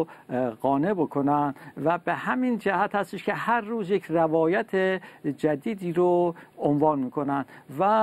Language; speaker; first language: Persian; native; Persian